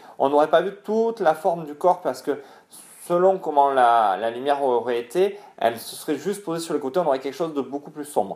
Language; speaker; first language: French; native; French